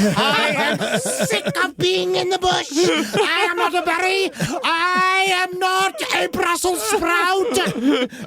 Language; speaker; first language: English; native; English